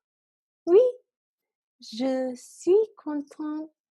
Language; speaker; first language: French; non-native, fluent; English